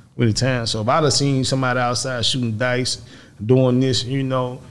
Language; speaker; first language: English; native; English